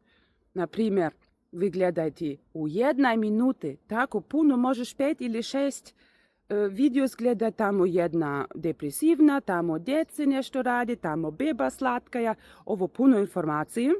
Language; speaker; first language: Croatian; non-native, learner; Russian